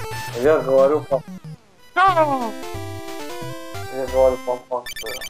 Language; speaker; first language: Russian; native; Russian